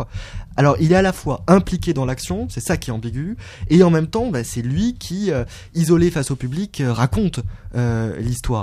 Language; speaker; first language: French; native; French